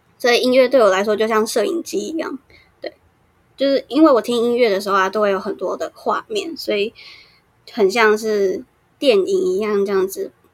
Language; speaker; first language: Chinese; native; Chinese